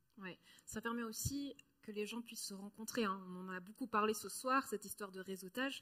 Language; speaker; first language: French; native; French